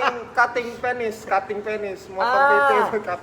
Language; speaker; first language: Indonesian; native; Indonesian